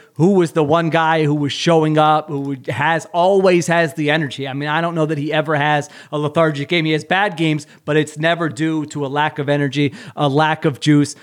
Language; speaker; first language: English; native; English